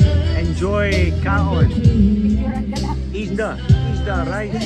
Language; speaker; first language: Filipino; non-native, learner; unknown